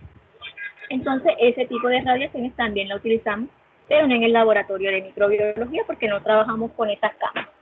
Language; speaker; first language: Spanish; native; Spanish